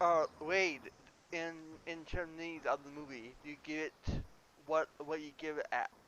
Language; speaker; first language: English; non-native, learner; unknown